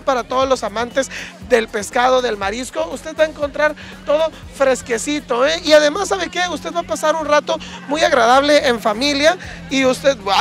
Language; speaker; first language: Spanish; native; Spanish